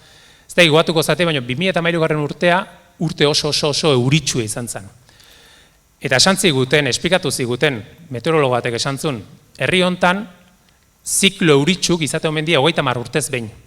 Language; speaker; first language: Basque; native; Basque